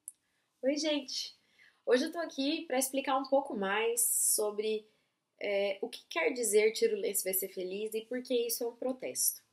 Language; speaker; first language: Portuguese; native; Portuguese